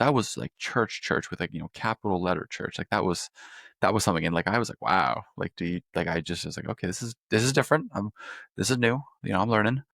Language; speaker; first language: English; native; English